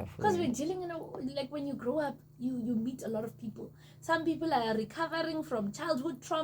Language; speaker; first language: English; non-native, local second language; Zulu